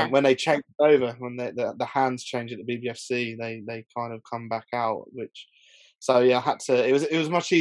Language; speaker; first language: English; native; English